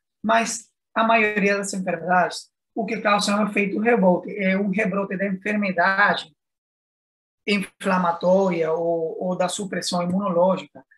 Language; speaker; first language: Portuguese; non-native, fluent; Spanish